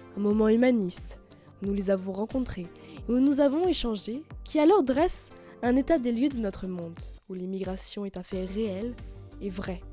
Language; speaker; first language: French; native; French